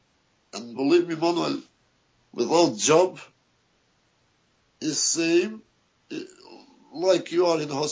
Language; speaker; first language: English; non-native, learner; Albanian